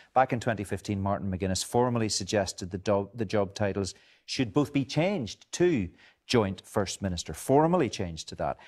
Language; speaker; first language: English; native; English